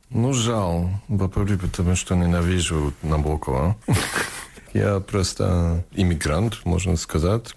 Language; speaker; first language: Russian; non-native, fluent; English